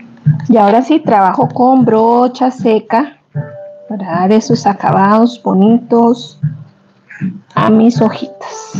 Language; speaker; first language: Spanish; native; Spanish